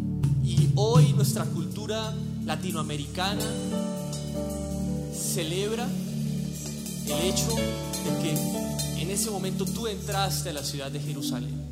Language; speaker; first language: Spanish; native; Spanish